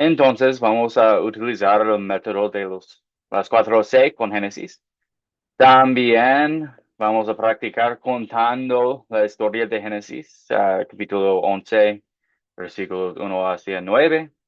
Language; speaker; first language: Spanish; non-native, fluent; English